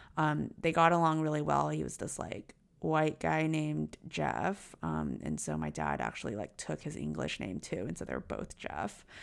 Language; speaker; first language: English; early bilingual, other home language; Chinese